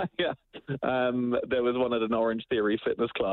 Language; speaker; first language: English; native; English